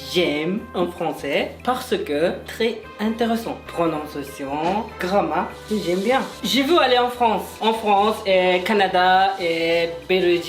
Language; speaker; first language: French; non-native, learner; Uzbek